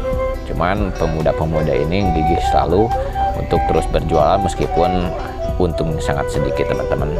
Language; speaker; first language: Indonesian; non-native, local second language; Sundanese